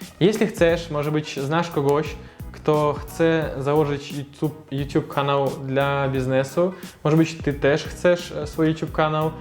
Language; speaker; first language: Polish; non-native, learner; Russian